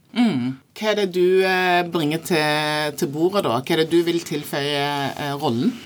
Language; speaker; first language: Norwegian; non-native, fluent; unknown